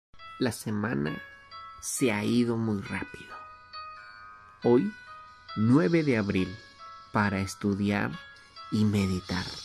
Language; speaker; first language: Spanish; native; Spanish